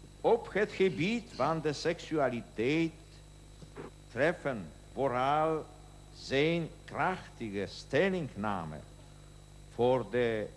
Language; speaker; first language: Dutch; non-native, learner; Polish